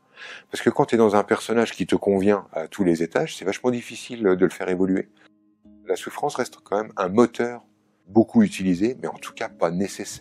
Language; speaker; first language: French; native; French